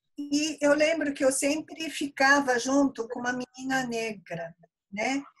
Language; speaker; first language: Portuguese; early bilingual, other home language; Japanese